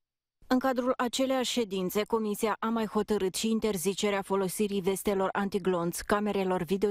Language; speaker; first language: Romanian; native; Romanian